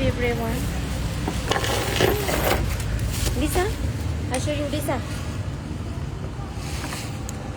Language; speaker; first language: English; non-native, learner; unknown